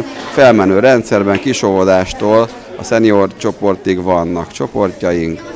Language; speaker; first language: Hungarian; native; Hungarian